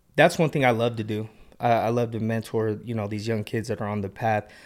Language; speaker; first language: English; native; English